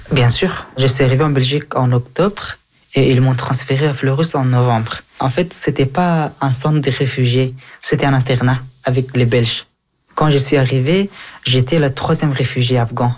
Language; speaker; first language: French; early bilingual, other home language; Hazaragi